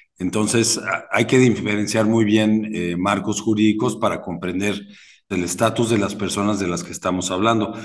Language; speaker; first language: Spanish; native; Spanish